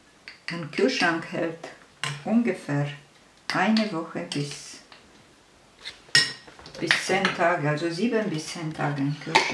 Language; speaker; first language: German; non-native, fluent; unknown